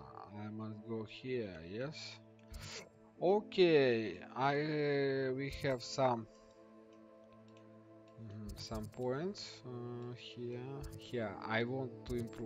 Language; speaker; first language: English; non-native, learner; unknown